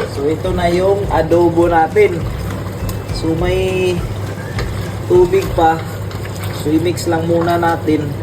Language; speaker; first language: Filipino; non-native, local second language; Cebuano